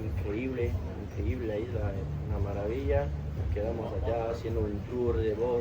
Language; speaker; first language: Spanish; non-native, fluent; French